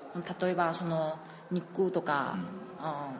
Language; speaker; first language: Japanese; non-native, learner; Chinese